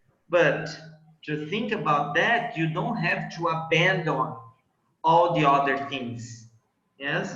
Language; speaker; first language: English; non-native, fluent; Portuguese